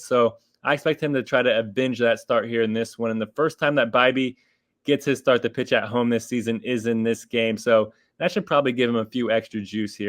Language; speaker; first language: English; native; English